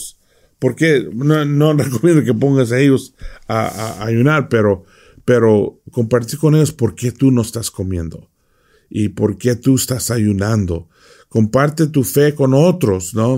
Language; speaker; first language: Spanish; non-native, fluent; English